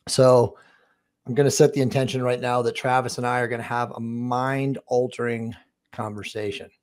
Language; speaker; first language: English; native; English